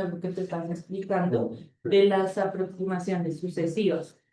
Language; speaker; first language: Spanish; native; Spanish